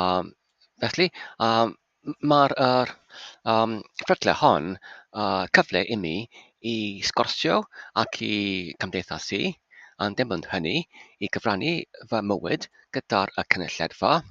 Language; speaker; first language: Welsh; non-native, fluent; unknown